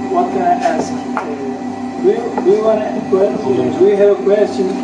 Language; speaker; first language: English; non-native, learner; Turkish